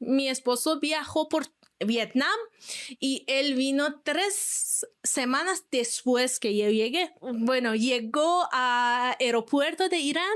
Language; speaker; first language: Spanish; non-native, fluent; Persian